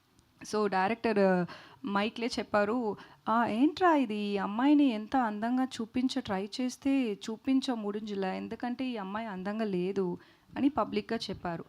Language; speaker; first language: Telugu; non-native, learner; Tamil